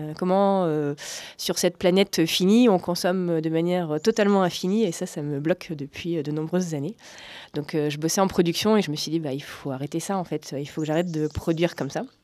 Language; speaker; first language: French; native; French